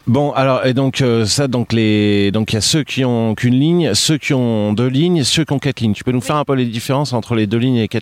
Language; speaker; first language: French; native; French